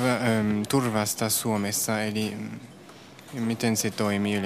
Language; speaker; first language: Finnish; non-native, fluent; French